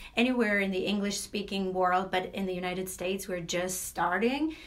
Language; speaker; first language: English; non-native, fluent; Latvian